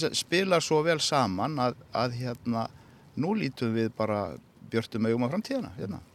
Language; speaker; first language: Icelandic; non-native, fluent; Polish